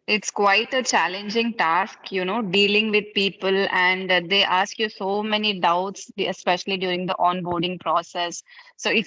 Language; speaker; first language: English; non-native, fluent; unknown